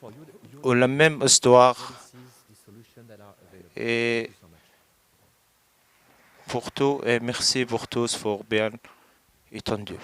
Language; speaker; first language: French; non-native, learner; Arabic